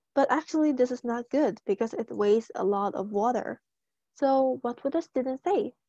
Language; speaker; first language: English; non-native, local second language; Chinese